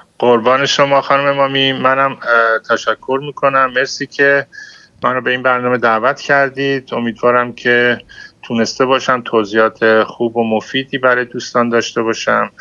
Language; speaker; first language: Persian; native; Persian